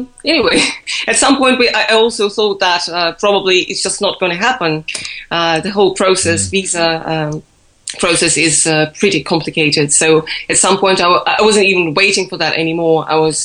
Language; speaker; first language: English; non-native, fluent; Russian